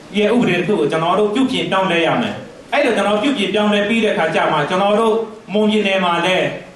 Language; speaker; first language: Burmese; non-native, local second language; Mon